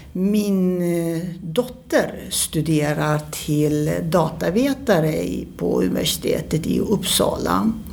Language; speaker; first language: Swedish; early bilingual, other home language; Turkish